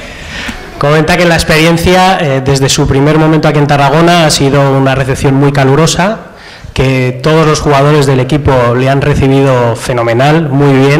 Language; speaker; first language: Spanish; native; Spanish